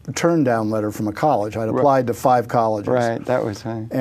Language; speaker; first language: English; native; English